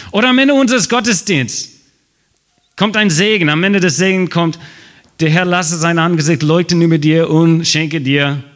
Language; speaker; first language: German; non-native, fluent; English